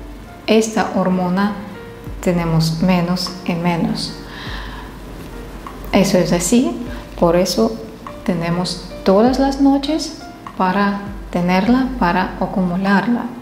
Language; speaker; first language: Spanish; non-native, fluent; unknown